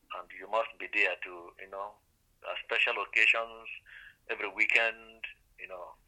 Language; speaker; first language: English; non-native, local second language; Igbo